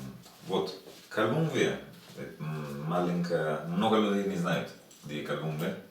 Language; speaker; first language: Russian; non-native, learner; Spanish